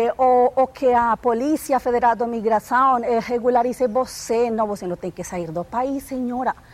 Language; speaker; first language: Portuguese; non-native, fluent; Spanish